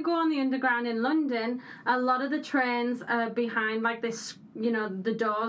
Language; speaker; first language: English; native; English